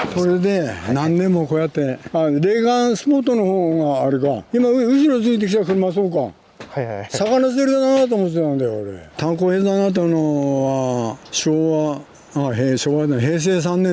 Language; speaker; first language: Japanese; native; Japanese